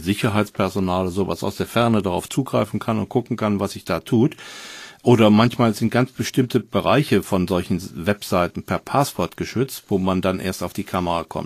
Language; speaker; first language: German; native; German